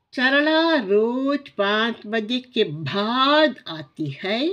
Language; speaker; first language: Hindi; non-native, local second language; Tamil